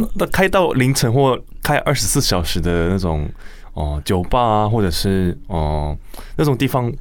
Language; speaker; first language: Chinese; non-native, fluent; Korean